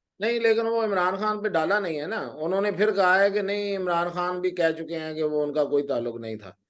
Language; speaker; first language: Urdu; non-native, local second language; Punjabi